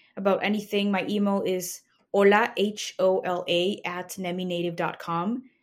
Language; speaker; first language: English; non-native, fluent; Spanish